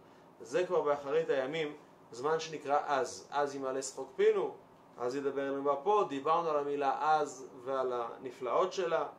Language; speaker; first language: Hebrew; native; Hebrew